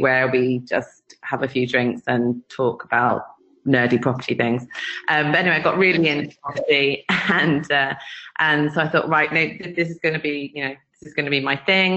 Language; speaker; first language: English; native; English